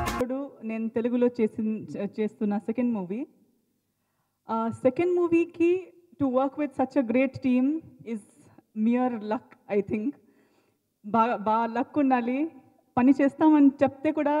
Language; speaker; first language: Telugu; non-native, learner; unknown